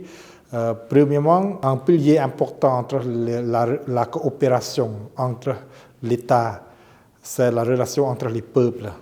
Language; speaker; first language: French; non-native, fluent; Khmer